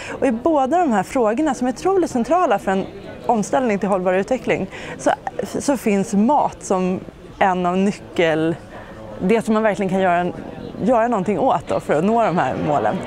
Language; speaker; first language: Swedish; native; Swedish